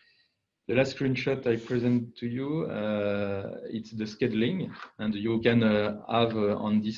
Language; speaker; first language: English; non-native, fluent; French